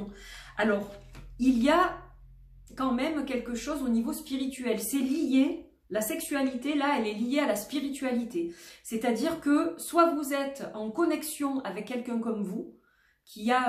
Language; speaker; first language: French; native; French